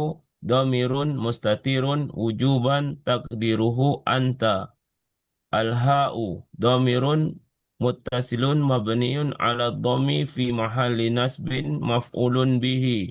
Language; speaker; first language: Arabic; non-native, learner; Indonesian